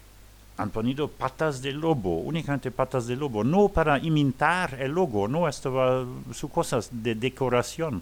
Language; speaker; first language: Spanish; non-native, learner; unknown